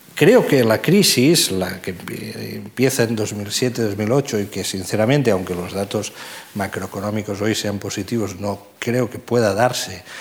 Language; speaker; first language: Spanish; non-native, local second language; Catalan